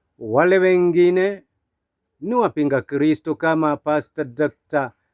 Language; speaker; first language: Swahili; non-native, local second language; Kikuyu